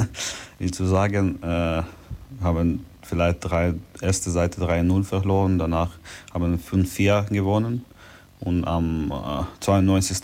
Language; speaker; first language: German; non-native, learner; Ukrainian